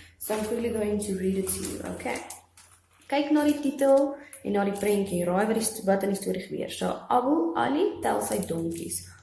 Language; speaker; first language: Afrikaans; non-native, local second language; English